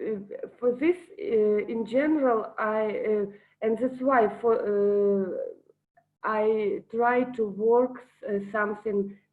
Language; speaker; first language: English; non-native, learner; Russian